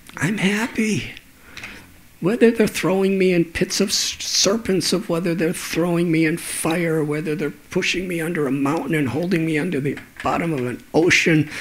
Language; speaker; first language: English; native; English